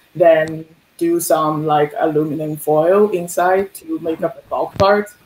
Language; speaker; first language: English; non-native, fluent; Chinese